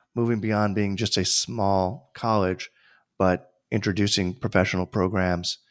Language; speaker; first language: English; native; English